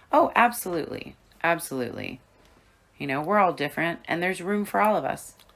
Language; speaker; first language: English; native; English